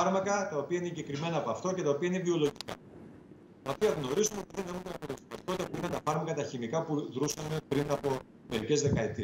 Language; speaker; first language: Greek; native; Greek